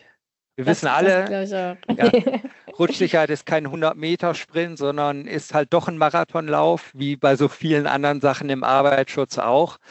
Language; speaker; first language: German; native; German